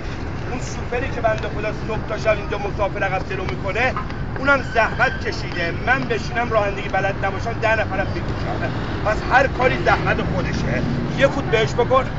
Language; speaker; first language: Persian; native; Persian